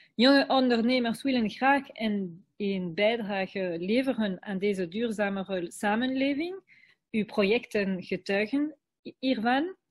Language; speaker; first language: Dutch; non-native, local second language; French